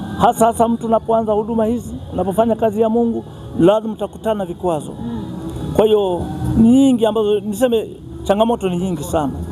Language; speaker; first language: Swahili; native; Swahili